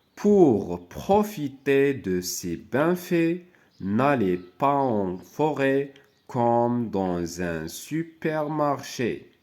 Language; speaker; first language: French; non-native, local second language; Arabic